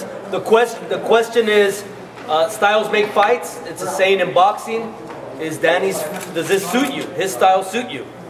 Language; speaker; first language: English; early bilingual, other home language; Spanish